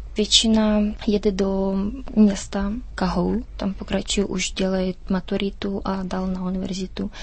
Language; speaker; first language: Czech; early bilingual, heritage; Czech